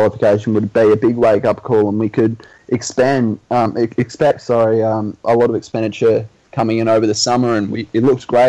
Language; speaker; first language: English; native; English